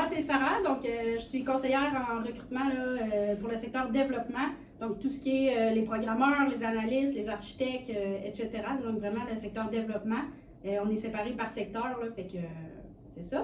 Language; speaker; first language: French; native; French